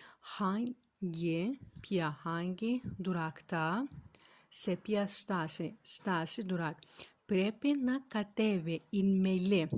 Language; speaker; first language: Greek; non-native, fluent; Turkish